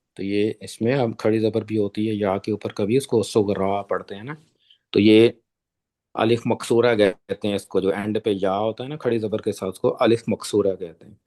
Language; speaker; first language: Urdu; native; Urdu